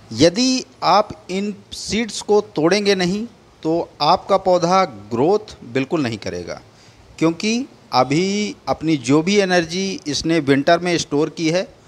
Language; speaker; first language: Hindi; native; Hindi